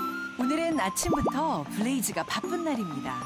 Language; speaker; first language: Korean; native; Korean